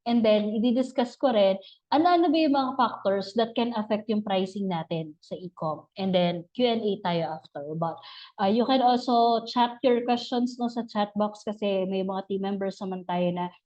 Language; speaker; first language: Filipino; native; Filipino